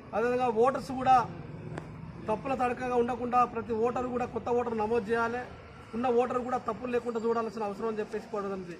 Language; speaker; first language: Telugu; native; Telugu